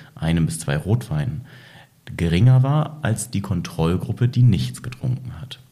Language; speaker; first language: German; native; German